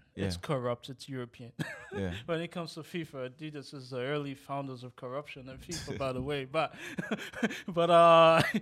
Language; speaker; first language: English; non-native, local second language; Yoruba